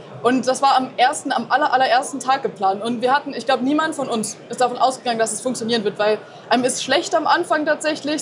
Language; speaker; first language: German; native; German